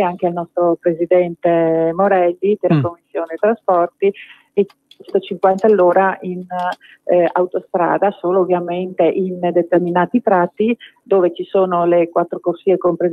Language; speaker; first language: Italian; native; Italian